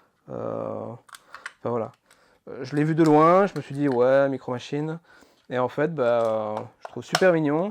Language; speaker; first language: French; native; French